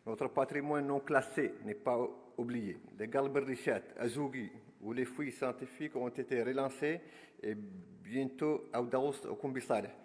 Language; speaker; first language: French; non-native, local second language; Arabic